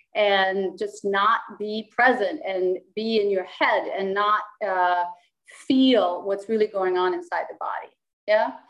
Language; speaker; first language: English; non-native, fluent; Danish